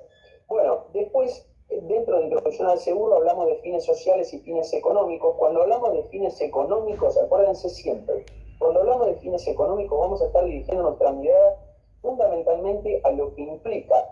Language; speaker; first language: Spanish; native; Spanish